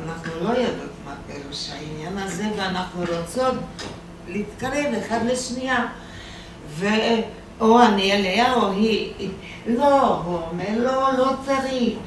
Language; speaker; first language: Hebrew; non-native, fluent; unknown